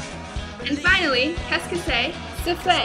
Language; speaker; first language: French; non-native, learner; English